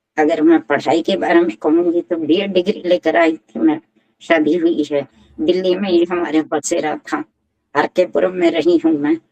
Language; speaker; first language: Hindi; native; Hindi